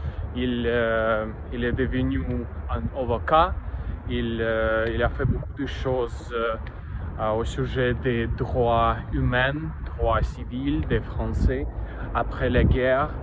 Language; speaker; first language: French; non-native, learner; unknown